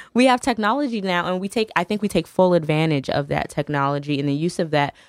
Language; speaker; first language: English; native; English